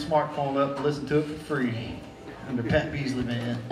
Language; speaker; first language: English; native; English